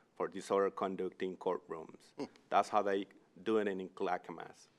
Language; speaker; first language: English; non-native, fluent; Spanish